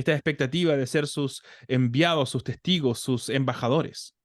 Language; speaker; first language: Spanish; native; Spanish